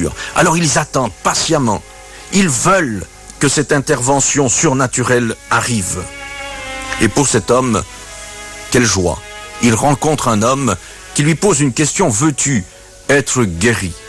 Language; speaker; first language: French; native; French